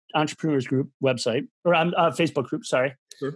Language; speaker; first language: English; native; English